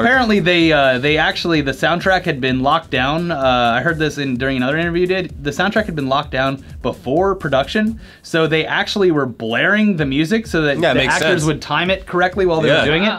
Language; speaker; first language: English; native; English